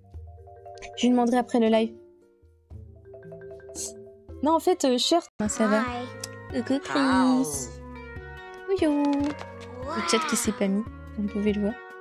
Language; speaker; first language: French; native; French